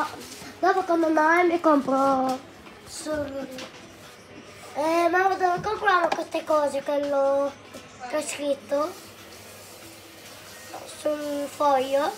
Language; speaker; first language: Italian; non-native, learner; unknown